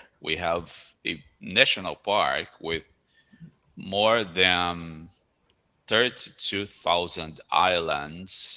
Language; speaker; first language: English; non-native, fluent; Portuguese